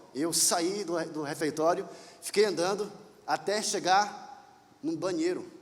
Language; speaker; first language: Portuguese; native; Portuguese